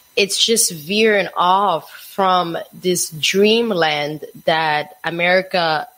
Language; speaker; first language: English; non-native, fluent; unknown